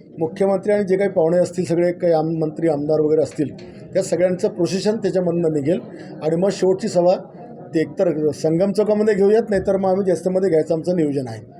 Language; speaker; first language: Marathi; native; Marathi